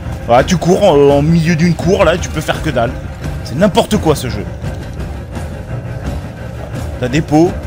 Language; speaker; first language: French; native; French